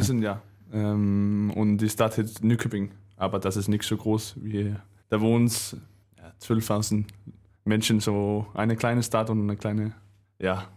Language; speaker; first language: German; non-native, learner; Danish